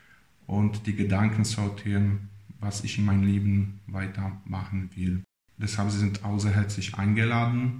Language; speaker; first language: German; non-native, fluent; Polish